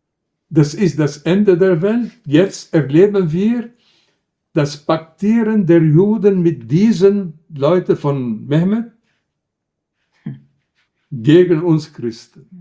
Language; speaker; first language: German; non-native, fluent; Arabic